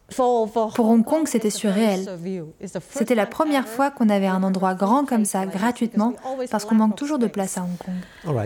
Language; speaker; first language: French; non-native, fluent; Cantonese